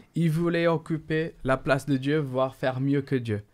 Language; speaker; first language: French; non-native, fluent; Portuguese